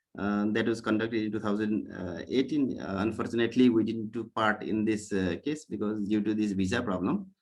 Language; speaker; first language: English; non-native, local second language; Nepali